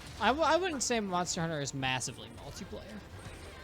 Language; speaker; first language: English; native; English